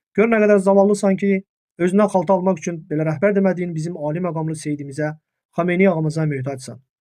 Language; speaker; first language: Azerbaijani; non-native, local second language; Talysh